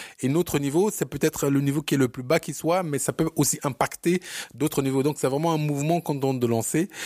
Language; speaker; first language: French; early bilingual, other home language; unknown